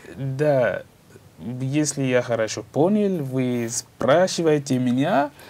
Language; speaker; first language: Russian; non-native, learner; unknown